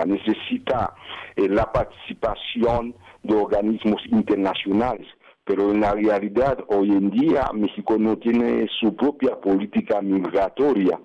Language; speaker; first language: Spanish; non-native, fluent; Haitian Creole